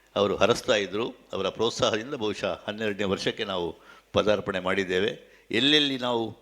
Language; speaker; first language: Kannada; native; Kannada